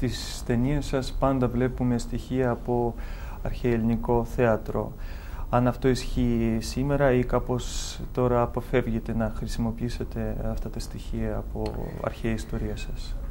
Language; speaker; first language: Greek; non-native, fluent; Russian